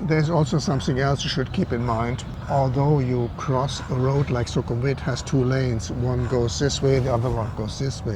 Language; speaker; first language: English; non-native, fluent; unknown